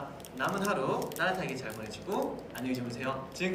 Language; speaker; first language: Korean; native; Korean